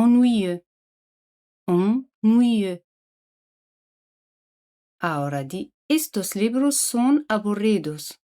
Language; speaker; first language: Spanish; non-native, fluent; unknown